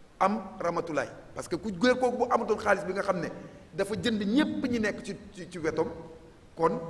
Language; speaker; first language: Wolof; non-native, local second language; Jola-Fonyi